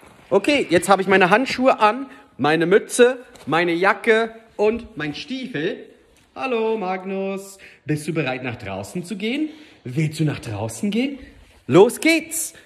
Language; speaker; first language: German; non-native, fluent; English